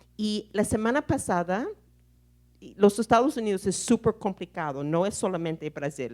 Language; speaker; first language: Spanish; non-native, fluent; English